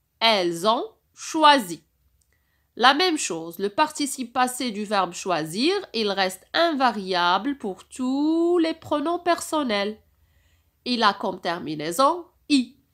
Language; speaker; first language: French; non-native, local second language; Arabic